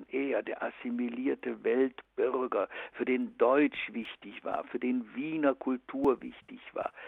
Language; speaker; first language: German; native; German